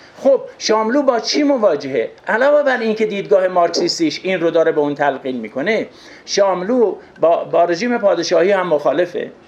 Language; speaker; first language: Persian; non-native, local second language; Kurdish